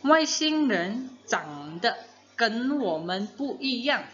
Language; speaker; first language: Chinese; non-native, fluent; Indonesian